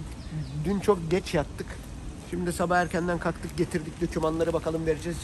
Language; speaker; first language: Turkish; native; Turkish